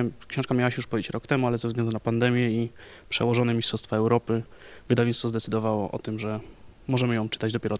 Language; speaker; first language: Polish; native; Polish